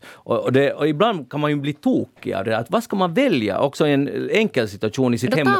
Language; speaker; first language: Swedish; native; Swedish